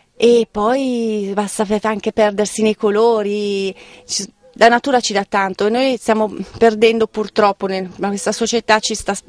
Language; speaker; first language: Italian; native; Italian